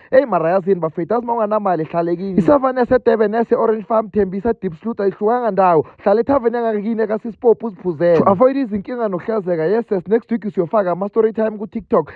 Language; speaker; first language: Zulu; native; Zulu